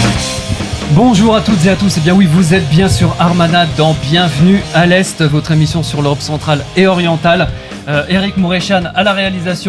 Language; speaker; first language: French; native; French